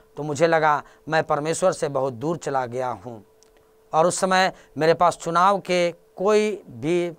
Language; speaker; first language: Hindi; native; Hindi